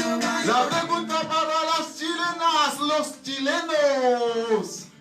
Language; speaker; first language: Spanish; non-native, learner; Haitian Creole